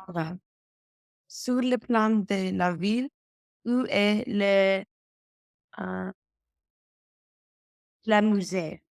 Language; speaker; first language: French; non-native, learner; English